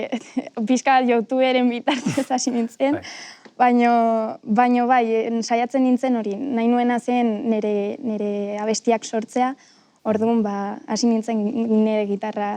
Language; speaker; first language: Basque; non-native, local second language; Spanish